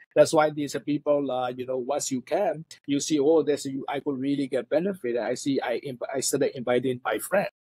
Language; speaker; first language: English; non-native, fluent; Burmese